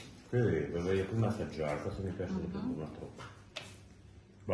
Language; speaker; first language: Italian; native; Italian